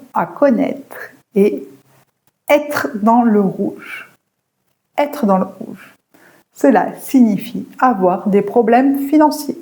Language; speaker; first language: French; native; French